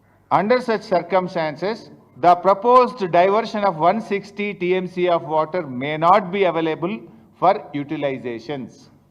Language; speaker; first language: English; non-native, local second language; Telugu